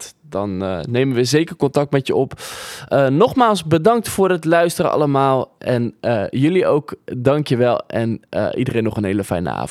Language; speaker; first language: Dutch; native; Dutch